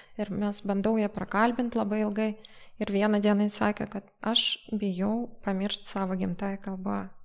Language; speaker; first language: Lithuanian; non-native, local second language; Russian